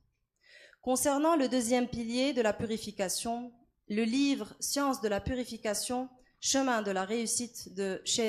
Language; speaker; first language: French; non-native, local second language; Arabic